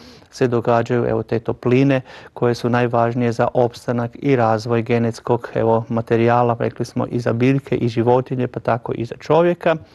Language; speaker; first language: Croatian; native; Croatian